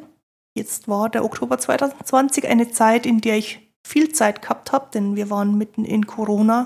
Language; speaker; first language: German; native; German